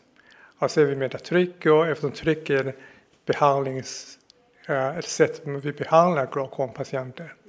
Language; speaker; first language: Swedish; non-native, fluent; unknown